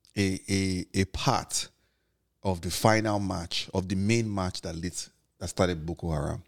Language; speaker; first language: English; non-native, local second language; Igbo